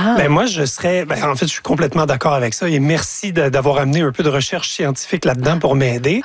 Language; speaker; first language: French; native; French